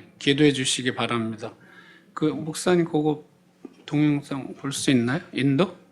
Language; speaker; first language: Korean; native; Korean